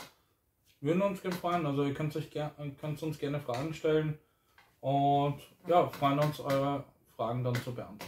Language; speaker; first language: German; native; German